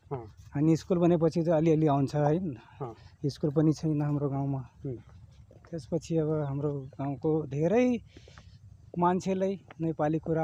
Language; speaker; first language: Nepali; non-native, local second language; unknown